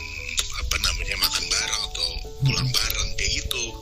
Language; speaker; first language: Indonesian; native; Indonesian